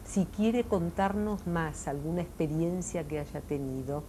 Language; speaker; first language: Spanish; native; Spanish